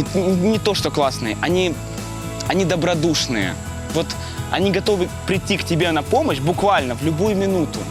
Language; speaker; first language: Russian; native; Russian